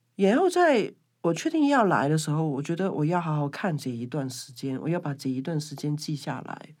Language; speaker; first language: Chinese; non-native, local second language; Cantonese